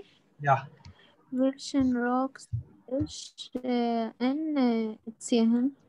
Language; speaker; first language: German; non-native, learner; Arabic